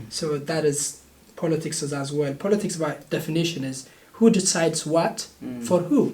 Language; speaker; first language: English; non-native, fluent; Oromo